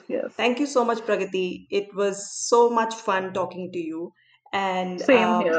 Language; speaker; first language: English; non-native, local second language; Hindi